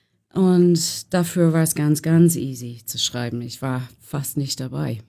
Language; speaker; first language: German; non-native, learner; English